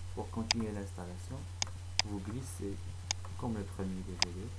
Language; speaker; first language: French; non-native, fluent; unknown